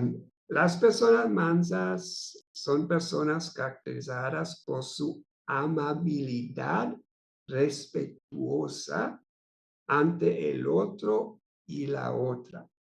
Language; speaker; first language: Spanish; non-native, fluent; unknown